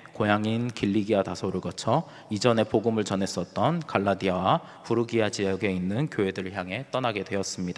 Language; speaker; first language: Korean; native; Korean